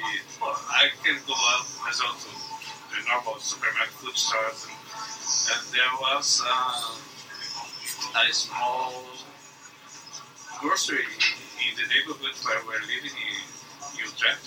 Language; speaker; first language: English; non-native, fluent; Portuguese